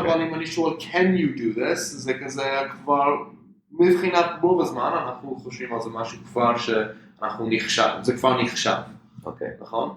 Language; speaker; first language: Hebrew; non-native, fluent; English